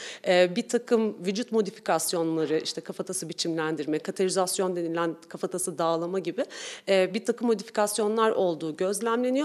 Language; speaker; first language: Turkish; native; Turkish